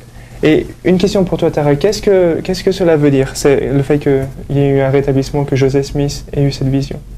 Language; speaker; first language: French; native; French